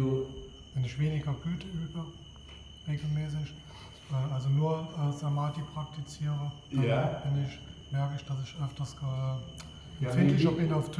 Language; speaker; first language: German; native; German